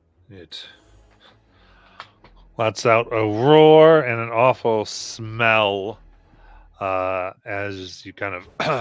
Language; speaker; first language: English; native; English